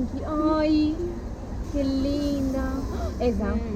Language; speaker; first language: Spanish; native; Spanish